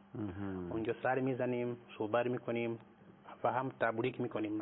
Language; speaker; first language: Persian; non-native, fluent; Nyanja